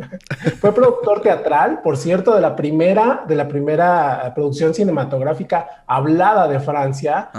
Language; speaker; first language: Spanish; native; Spanish